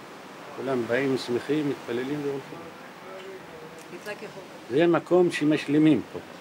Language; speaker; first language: Hebrew; non-native, local second language; Arabic